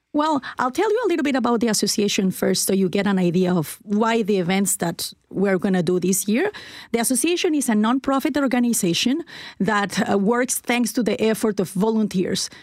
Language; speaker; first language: English; non-native, fluent; Spanish